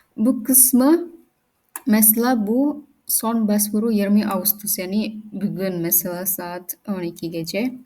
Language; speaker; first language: Turkish; non-native, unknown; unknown